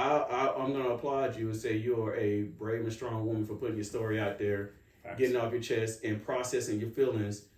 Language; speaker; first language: English; native; English